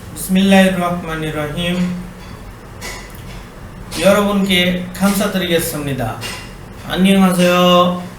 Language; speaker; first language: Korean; non-native, learner; Bangla